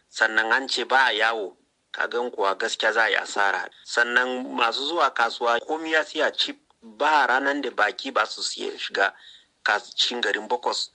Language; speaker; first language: Hausa; non-native, local second language; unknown